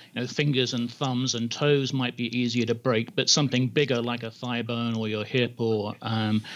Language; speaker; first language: English; native; English